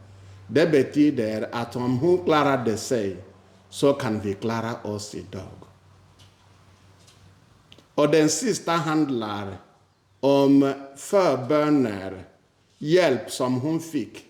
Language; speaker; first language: Swedish; non-native, fluent; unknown